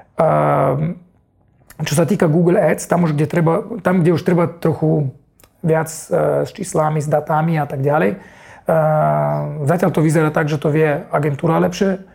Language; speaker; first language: Slovak; non-native, fluent; Russian